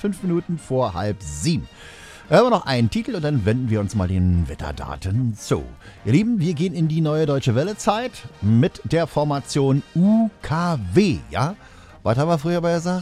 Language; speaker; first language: German; native; German